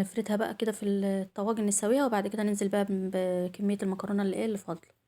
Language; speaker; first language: Arabic; native; Arabic